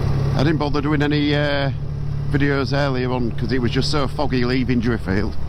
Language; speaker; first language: English; native; English